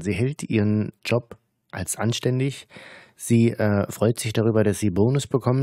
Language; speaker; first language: German; native; German